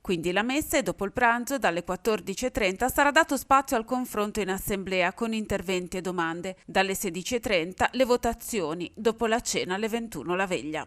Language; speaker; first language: Italian; native; Italian